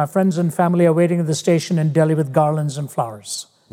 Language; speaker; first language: English; non-native, local second language; Hindi